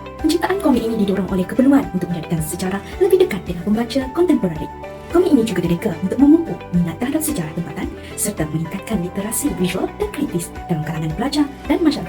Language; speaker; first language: Malay; native; Malay